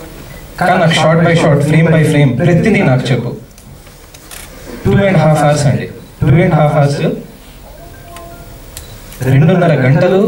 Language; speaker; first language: Telugu; native; Telugu